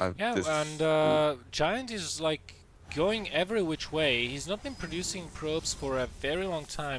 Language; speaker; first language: English; non-native, fluent; Dutch